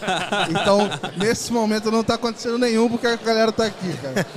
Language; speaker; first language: Portuguese; native; Portuguese